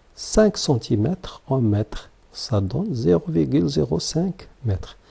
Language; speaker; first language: French; non-native, local second language; Arabic